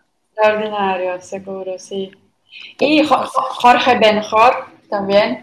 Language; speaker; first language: Spanish; non-native, fluent; Portuguese